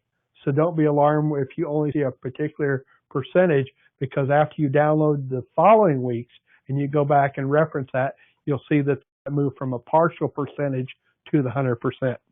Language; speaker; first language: English; native; English